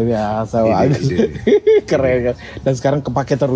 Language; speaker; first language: Indonesian; native; Indonesian